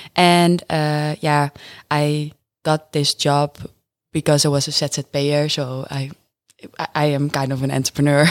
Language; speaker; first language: English; non-native, fluent; Dutch